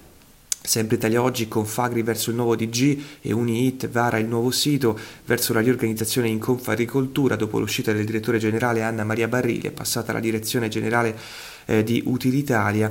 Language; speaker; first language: Italian; native; Italian